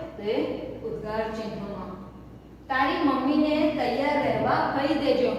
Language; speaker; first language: Gujarati; native; Gujarati